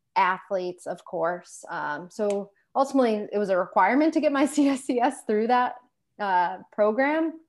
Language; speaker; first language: English; native; English